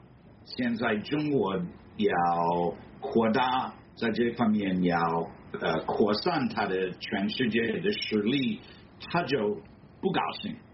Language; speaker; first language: Chinese; non-native, fluent; English